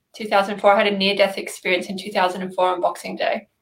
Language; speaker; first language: English; native; English